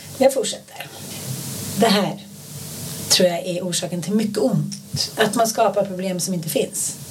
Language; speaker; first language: Swedish; native; Swedish